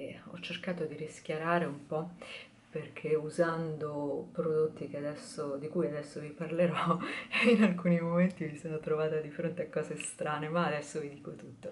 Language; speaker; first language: Italian; native; Italian